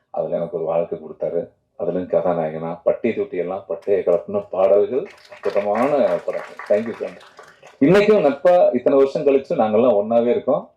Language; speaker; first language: Tamil; native; Tamil